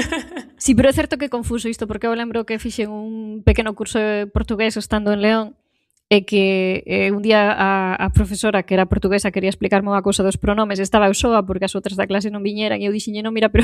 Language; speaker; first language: Galician; native; Galician